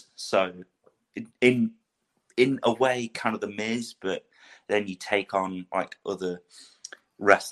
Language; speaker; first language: English; native; English